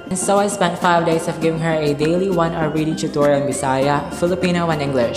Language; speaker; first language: English; non-native, local second language; Cebuano